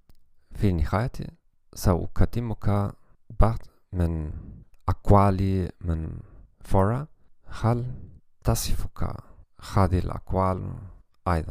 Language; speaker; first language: Arabic; non-native, learner; German